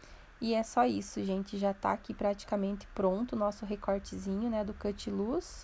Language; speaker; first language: Portuguese; native; Portuguese